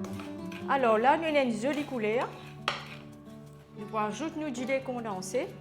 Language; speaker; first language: French; non-native, local second language; Morisyen